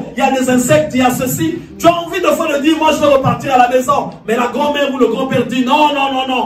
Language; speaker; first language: French; non-native, local second language; Lingala